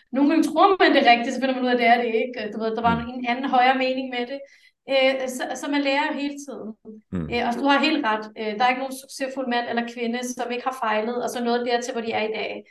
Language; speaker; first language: Danish; early bilingual, other home language; English